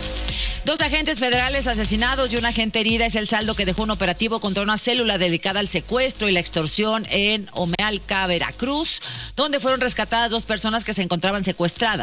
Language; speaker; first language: Spanish; native; Spanish